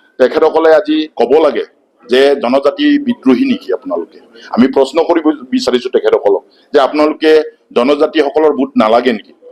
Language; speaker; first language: Assamese; non-native, local second language; Mising